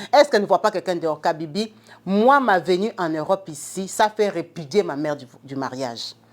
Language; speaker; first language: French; non-native, local second language; Lingala